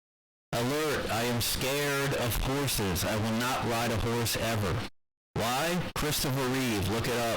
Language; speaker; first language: English; native; English